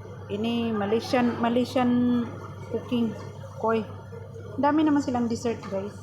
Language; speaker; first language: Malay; non-native, learner; Filipino